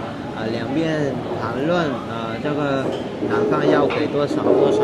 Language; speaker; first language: Chinese; non-native, fluent; Vietnamese